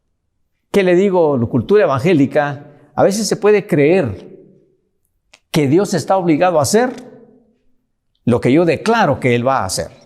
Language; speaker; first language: Spanish; native; Spanish